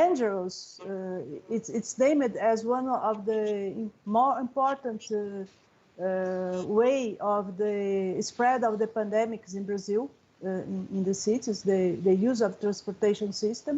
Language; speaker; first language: English; non-native, learner; Portuguese